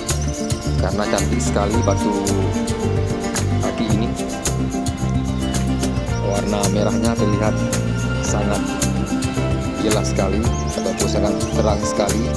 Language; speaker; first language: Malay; non-native, local second language; Achinese